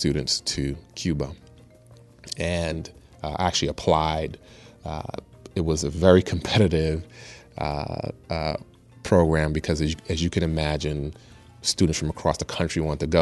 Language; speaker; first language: English; early bilingual, other home language; Spanish